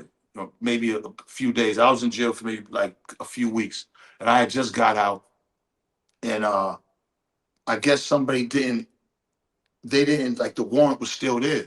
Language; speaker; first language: English; native; English